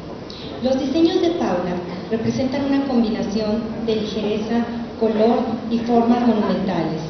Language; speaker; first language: Spanish; native; Spanish